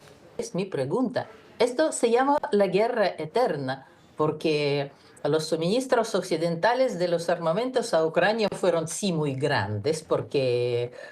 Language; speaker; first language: Spanish; non-native, fluent; Russian